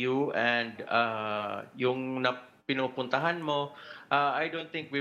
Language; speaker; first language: English; non-native, local second language; Cebuano